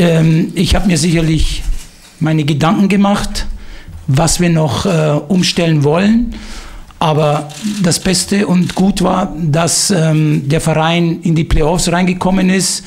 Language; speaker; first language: German; non-native, fluent; Italian